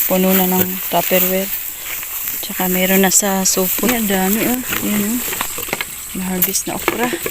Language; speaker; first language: Filipino; native; Filipino